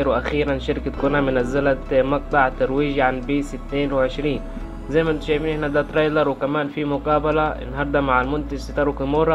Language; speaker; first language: Arabic; native; Arabic